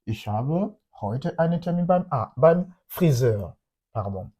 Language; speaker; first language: German; non-native, fluent; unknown